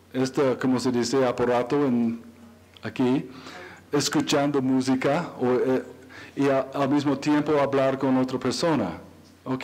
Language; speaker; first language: Spanish; non-native, learner; English